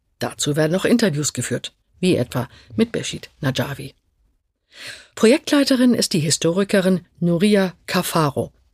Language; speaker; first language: German; native; German